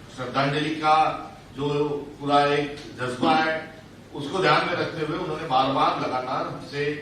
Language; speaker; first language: Hindi; non-native, local second language; Marathi